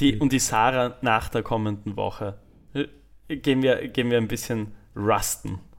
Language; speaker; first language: German; native; German